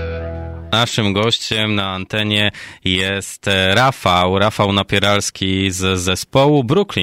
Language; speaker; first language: Polish; native; Polish